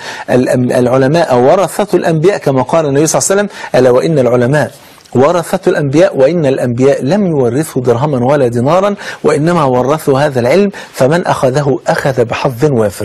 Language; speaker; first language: Arabic; native; Arabic